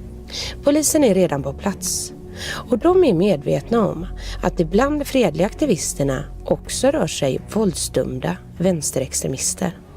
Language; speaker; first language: Swedish; native; Swedish